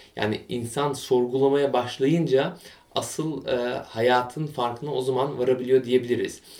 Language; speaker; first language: Turkish; early bilingual, heritage; Turkish